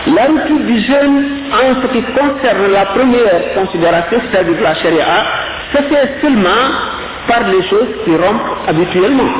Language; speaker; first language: French; non-native, local second language; Wolof